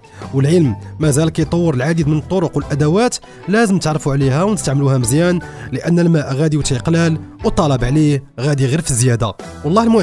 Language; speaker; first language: Arabic; native; Arabic